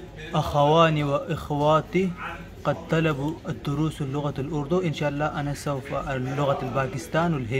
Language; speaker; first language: Arabic; non-native, fluent; Pashto